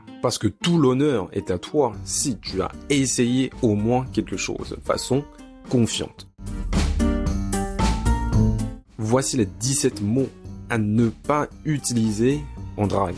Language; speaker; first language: French; native; French